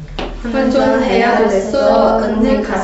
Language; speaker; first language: Korean; non-native, learner; Chinese